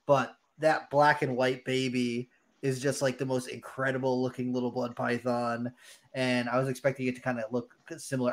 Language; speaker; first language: English; native; English